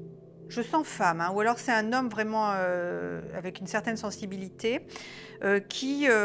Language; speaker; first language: French; native; French